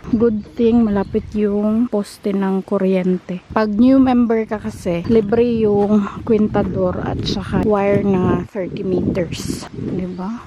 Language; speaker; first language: Filipino; non-native, local second language; Cebuano